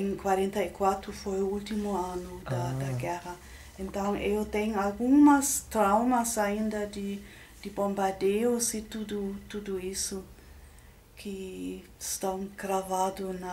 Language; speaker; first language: Portuguese; non-native, fluent; German